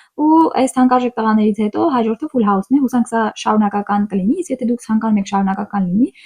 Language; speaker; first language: Armenian; native; Armenian